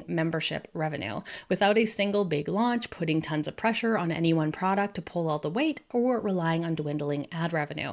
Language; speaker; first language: English; native; English